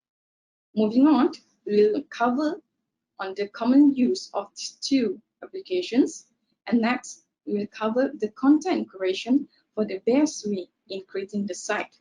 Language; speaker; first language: English; non-native, local second language; Malay